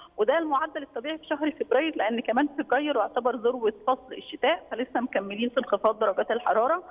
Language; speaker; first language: Egyptian Arabic; native; Egyptian Arabic